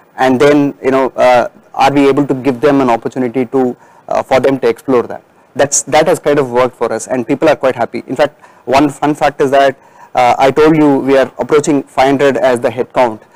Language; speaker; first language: English; non-native, local second language; Tamil